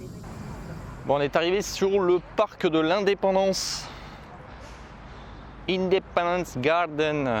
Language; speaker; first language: French; native; French